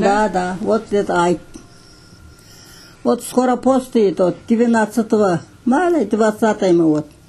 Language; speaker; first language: Russian; non-native, local second language; Kazakh